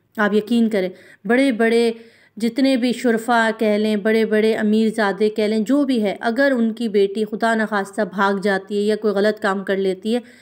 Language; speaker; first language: Urdu; non-native, local second language; Punjabi